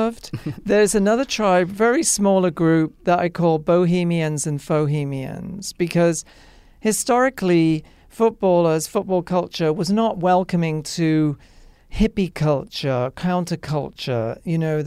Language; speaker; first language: English; native; English